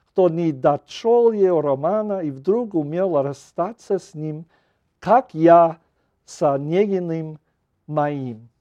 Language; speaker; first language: Russian; non-native, fluent; English